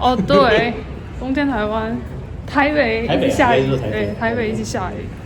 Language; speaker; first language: Chinese; non-native, fluent; Korean